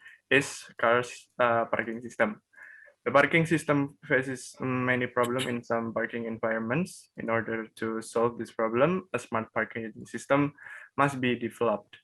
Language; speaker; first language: English; non-native, learner; Indonesian